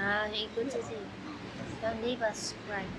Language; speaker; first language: German; non-native, learner; Japanese